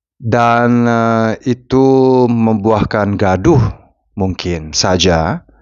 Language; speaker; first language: Indonesian; non-native, fluent; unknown